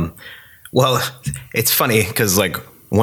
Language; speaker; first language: English; native; English